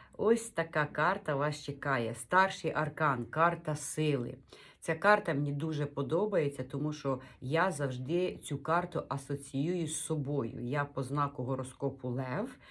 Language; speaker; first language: Ukrainian; non-native, local second language; Russian